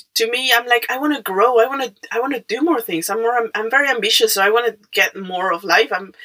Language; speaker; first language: English; non-native, fluent; Spanish